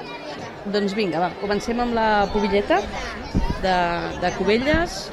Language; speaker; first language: Catalan; native; Catalan